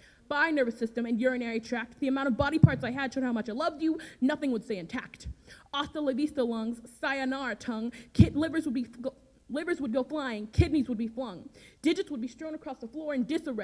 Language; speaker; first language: English; native; English